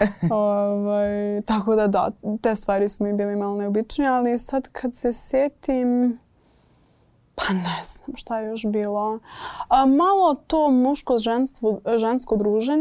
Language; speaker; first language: Croatian; non-native, fluent; English